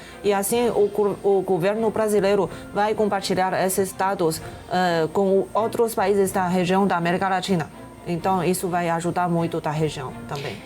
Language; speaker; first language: Portuguese; non-native, fluent; Chinese